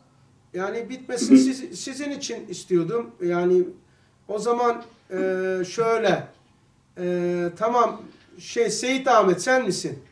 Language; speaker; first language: Turkish; native; Turkish